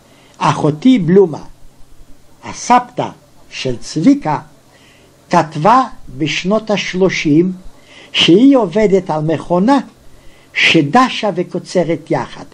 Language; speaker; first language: Hebrew; non-native, fluent; Yiddish